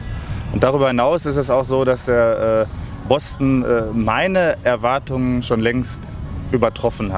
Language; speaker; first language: German; native; German